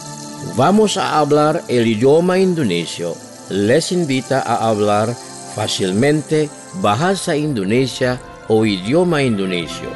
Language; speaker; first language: Spanish; non-native, fluent; Indonesian